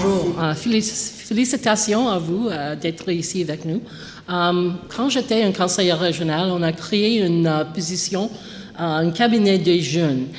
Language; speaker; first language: French; non-native, local second language; English